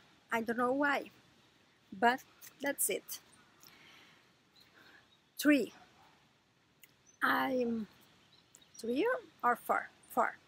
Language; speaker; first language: English; non-native, learner; Portuguese